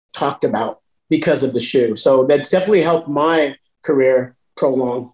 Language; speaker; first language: English; native; English